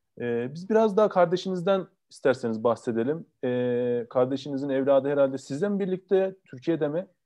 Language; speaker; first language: Turkish; native; Turkish